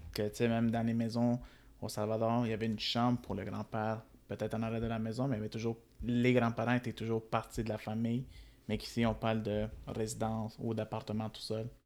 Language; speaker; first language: French; native; French